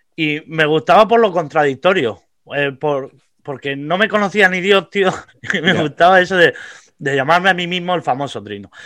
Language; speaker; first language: Spanish; native; Spanish